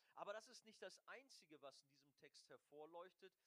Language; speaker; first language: German; native; German